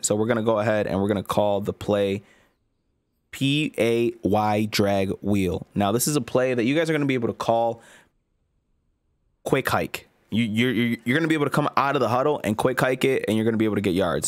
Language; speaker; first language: English; native; English